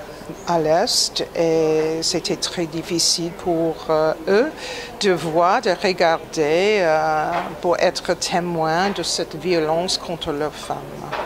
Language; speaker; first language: French; non-native, fluent; English